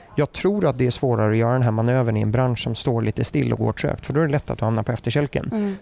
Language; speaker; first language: Swedish; early bilingual, other home language; German